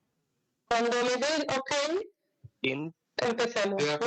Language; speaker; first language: Spanish; non-native, fluent; Arabic